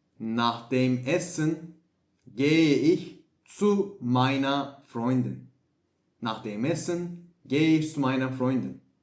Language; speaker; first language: German; non-native, fluent; Turkish